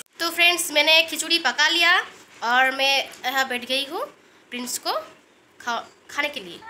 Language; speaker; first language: Hindi; non-native, local second language; Bangla